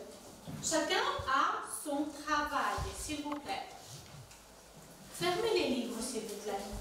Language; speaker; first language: French; non-native, fluent; Ukrainian